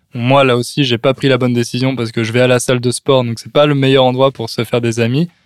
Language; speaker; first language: French; native; French